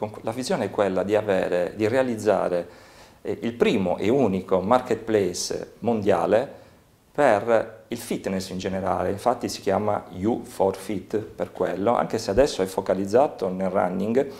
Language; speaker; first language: Italian; native; Italian